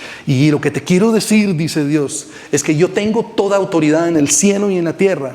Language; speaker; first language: Spanish; native; Spanish